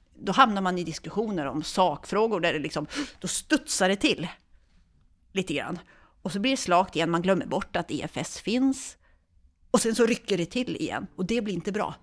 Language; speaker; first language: Swedish; native; Swedish